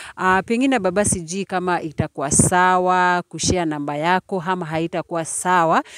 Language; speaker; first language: Swahili; non-native, local second language; Gusii